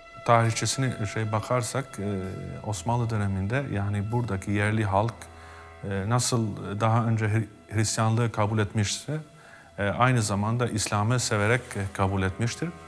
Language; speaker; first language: Turkish; non-native, fluent; Albanian